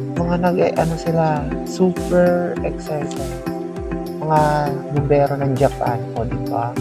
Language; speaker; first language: Filipino; native; Filipino